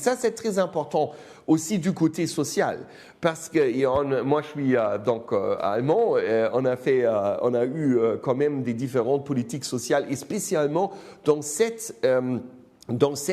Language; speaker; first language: French; non-native, fluent; German